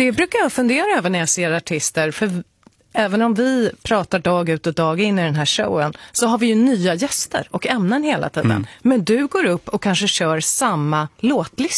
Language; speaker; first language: Swedish; native; Swedish